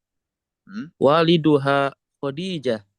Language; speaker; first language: Arabic; non-native, learner; Indonesian